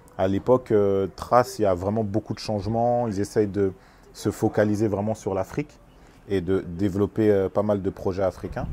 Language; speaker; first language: French; early bilingual, other home language; Lingala